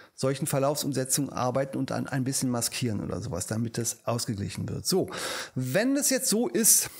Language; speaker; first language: German; native; German